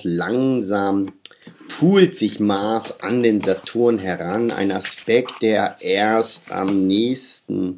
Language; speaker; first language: German; native; German